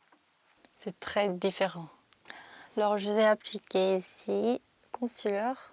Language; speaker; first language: French; non-native, fluent; Korean